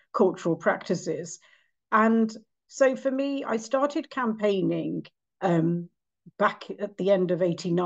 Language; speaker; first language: English; native; English